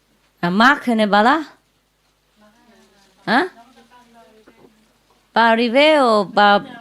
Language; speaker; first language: French; non-native, learner; Vietnamese